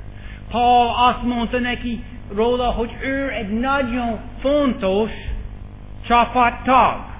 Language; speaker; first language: Hungarian; non-native, fluent; English